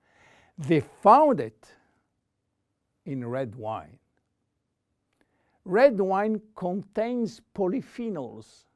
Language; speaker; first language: English; non-native, fluent; French